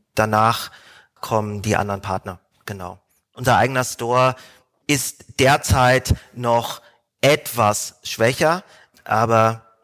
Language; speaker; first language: German; native; German